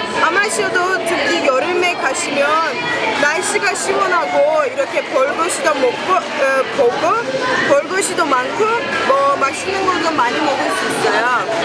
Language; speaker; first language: Korean; non-native, fluent; Turkish